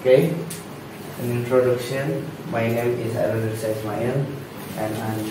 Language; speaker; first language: English; non-native, learner; Indonesian